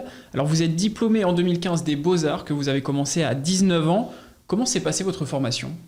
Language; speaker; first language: French; native; French